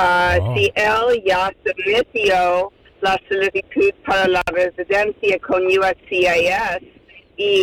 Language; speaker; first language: Spanish; non-native, fluent; English